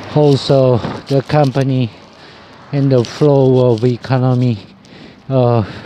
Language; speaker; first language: English; non-native, learner; Korean